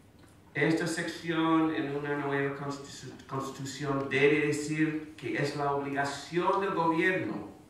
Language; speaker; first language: Spanish; non-native, fluent; English